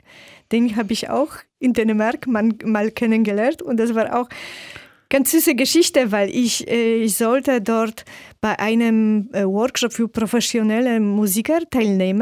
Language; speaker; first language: German; non-native, fluent; Polish